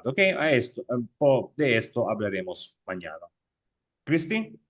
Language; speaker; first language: Spanish; non-native, fluent; Italian